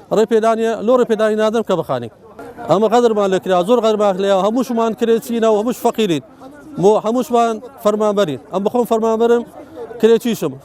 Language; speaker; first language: Central Kurdish; native; Central Kurdish